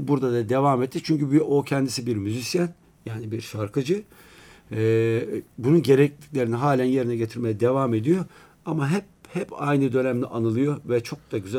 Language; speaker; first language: Turkish; native; Turkish